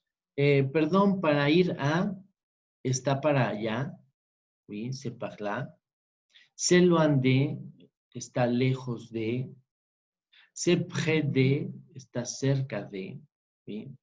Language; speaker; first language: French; non-native, fluent; Spanish